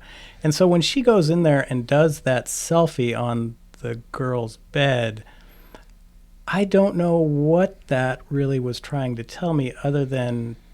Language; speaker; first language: English; native; English